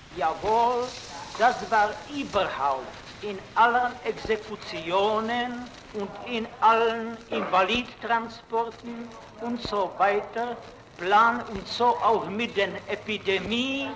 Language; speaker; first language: German; non-native, fluent; Czech